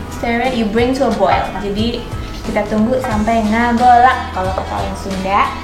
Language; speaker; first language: Indonesian; native; Indonesian